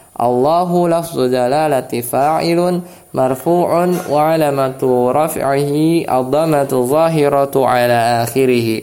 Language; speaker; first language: Arabic; non-native, fluent; Indonesian